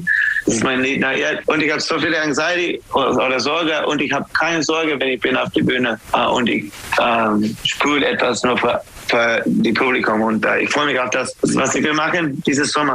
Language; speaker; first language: German; non-native, fluent; English